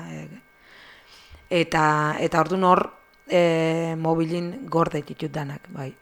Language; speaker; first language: Basque; native; Basque